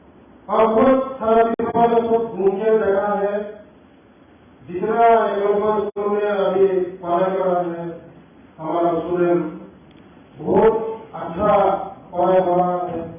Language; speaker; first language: Hindi; non-native, local second language; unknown